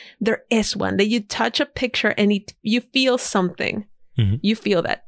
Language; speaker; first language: English; non-native, fluent; Spanish